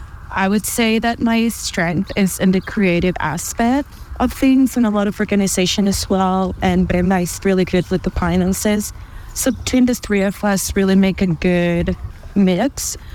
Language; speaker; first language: English; non-native, fluent; Spanish